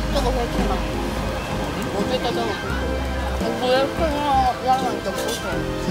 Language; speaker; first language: Chinese; non-native, learner; Korean